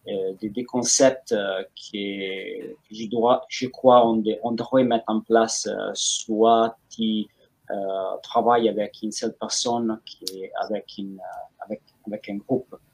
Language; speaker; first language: French; non-native, fluent; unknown